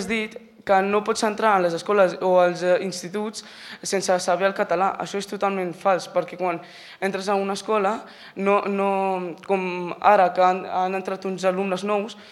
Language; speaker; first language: Catalan; non-native, local second language; Spanish